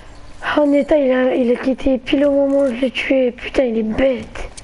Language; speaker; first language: French; native; French